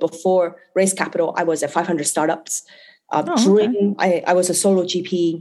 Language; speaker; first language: English; non-native, local second language; Cantonese